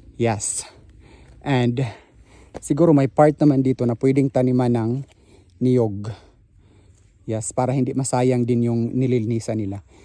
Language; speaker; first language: Filipino; native; Filipino